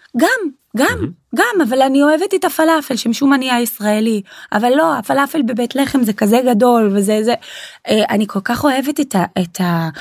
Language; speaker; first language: Hebrew; non-native, local second language; Arabic